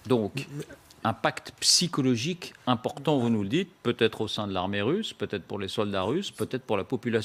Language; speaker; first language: French; native; French